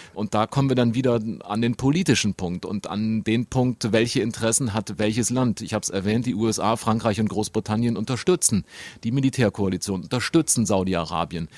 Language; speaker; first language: German; native; German